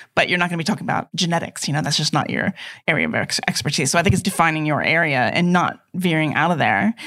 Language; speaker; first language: English; native; English